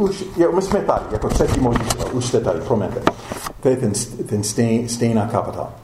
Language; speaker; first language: Czech; non-native, fluent; English